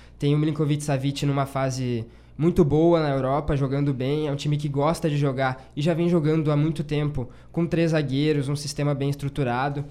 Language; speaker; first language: Portuguese; native; Portuguese